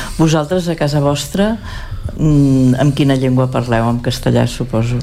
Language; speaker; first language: Catalan; native; Catalan